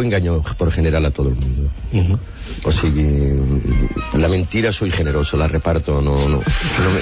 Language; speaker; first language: Catalan; non-native, local second language; Spanish